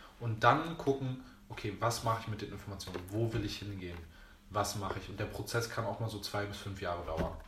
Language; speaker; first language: German; early bilingual, other home language; Greek